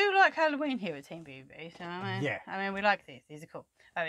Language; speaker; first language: English; native; English